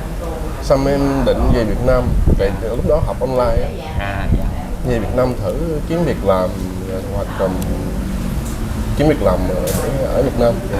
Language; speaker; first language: Vietnamese; early bilingual, heritage; Vietnamese